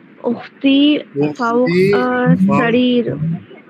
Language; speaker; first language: Arabic; non-native, learner; Bangla